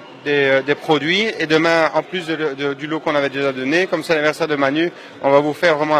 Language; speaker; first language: French; native; French